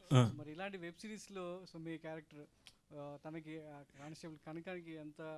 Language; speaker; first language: Telugu; native; Telugu